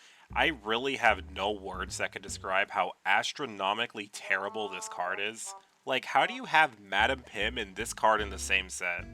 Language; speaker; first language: English; native; English